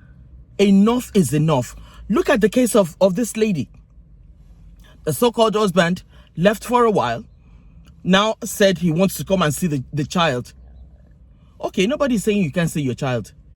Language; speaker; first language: English; non-native, local second language; Yoruba